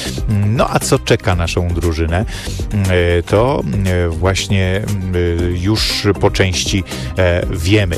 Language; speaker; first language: Polish; native; Polish